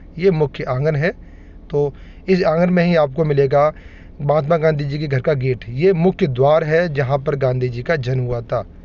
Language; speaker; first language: Hindi; native; Hindi